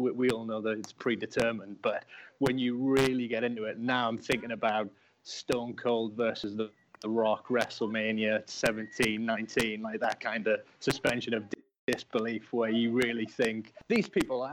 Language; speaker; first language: English; native; English